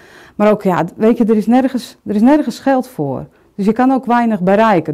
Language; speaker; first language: Dutch; native; Dutch